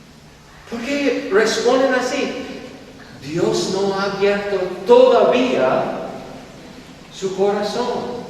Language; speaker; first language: Spanish; non-native, fluent; English